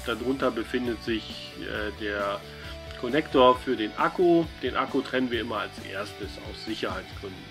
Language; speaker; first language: German; native; German